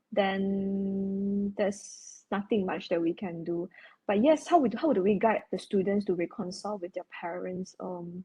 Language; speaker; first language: English; non-native, local second language; Chinese